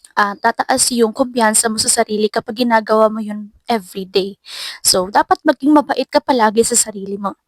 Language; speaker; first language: Filipino; non-native, local second language; Cebuano